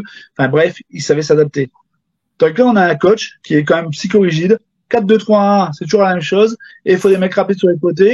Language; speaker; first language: French; native; French